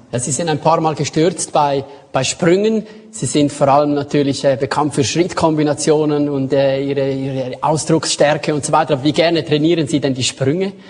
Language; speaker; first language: German; native; German